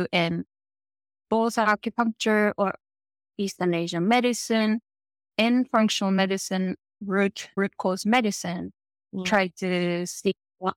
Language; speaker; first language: English; non-native, fluent; Japanese